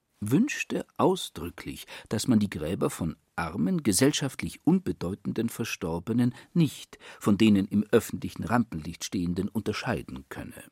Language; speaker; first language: German; native; German